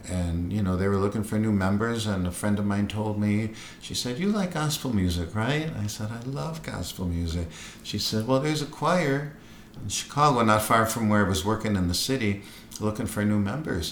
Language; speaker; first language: English; native; English